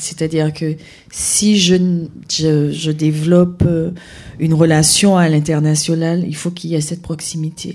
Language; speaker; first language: French; native; French